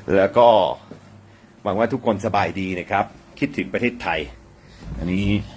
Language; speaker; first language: Thai; non-native, fluent; English